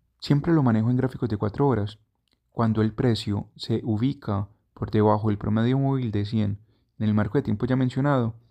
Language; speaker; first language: Spanish; native; Spanish